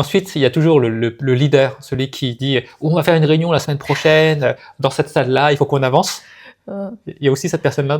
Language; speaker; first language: French; native; French